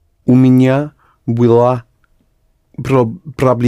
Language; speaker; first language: Russian; non-native, learner; English